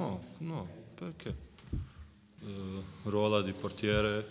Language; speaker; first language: Italian; non-native, learner; Croatian